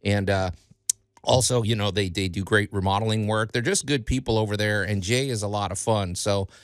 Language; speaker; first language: English; native; English